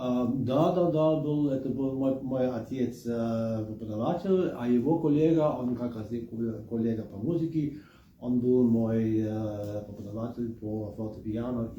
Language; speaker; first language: Russian; non-native, fluent; German